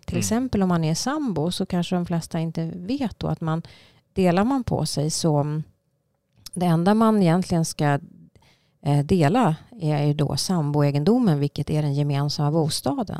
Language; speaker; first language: Swedish; native; Swedish